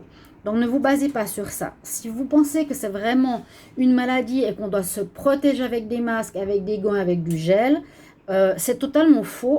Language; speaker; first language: French; native; French